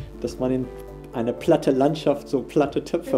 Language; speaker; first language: German; non-native, fluent; English